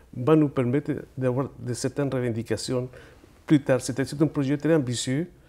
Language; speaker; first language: French; non-native, fluent; Spanish